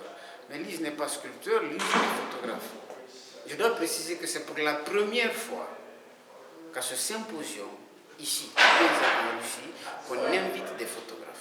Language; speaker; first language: French; non-native, fluent; Russian